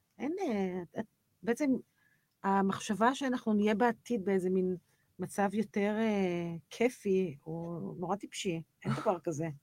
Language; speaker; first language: Hebrew; native; Hebrew